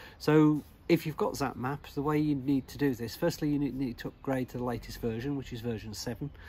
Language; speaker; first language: English; native; English